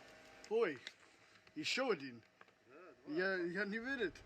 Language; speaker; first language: Russian; non-native, learner; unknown